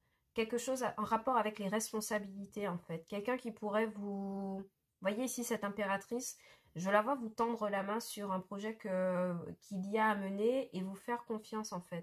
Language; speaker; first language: French; native; French